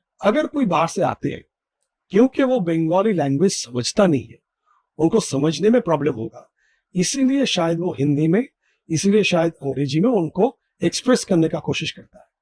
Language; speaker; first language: Hindi; non-native, local second language; Bangla